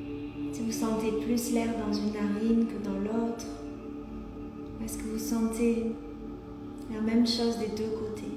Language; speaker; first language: French; native; French